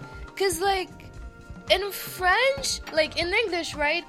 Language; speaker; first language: English; non-native, local second language; French